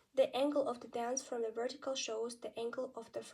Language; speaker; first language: English; non-native, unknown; Kazakh